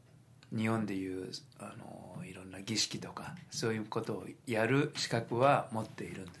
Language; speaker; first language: Japanese; native; Japanese